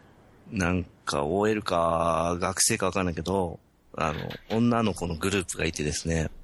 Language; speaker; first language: Japanese; native; Japanese